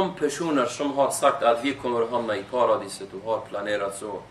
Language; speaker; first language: Swedish; non-native, fluent; Arabic